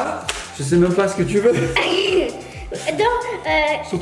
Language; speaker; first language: French; native; French